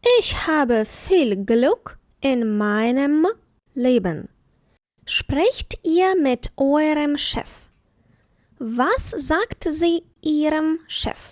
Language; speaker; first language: German; non-native, fluent; Ukrainian